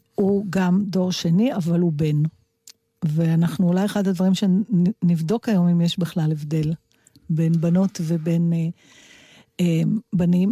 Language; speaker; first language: Hebrew; native; Hebrew